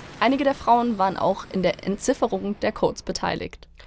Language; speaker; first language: German; native; German